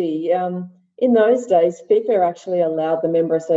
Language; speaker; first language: English; native; English